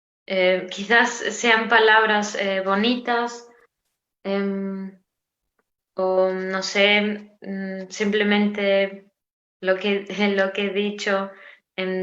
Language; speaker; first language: Spanish; non-native, learner; Romanian